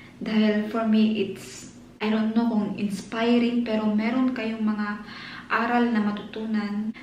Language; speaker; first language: Filipino; non-native, local second language; Cebuano